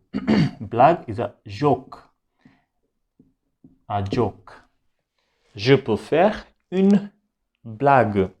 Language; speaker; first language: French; non-native, fluent; Hindi